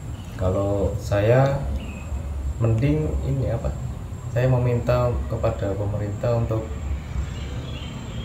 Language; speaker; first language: Indonesian; non-native, local second language; Javanese